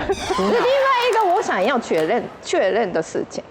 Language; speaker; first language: Chinese; non-native, fluent; Japanese